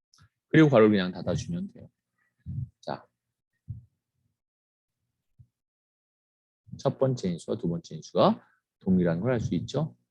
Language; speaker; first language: Korean; native; Korean